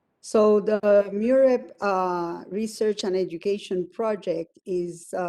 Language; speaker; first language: English; non-native, fluent; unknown